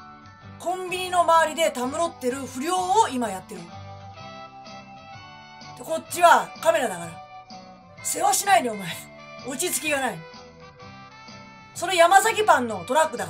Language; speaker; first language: Japanese; native; Japanese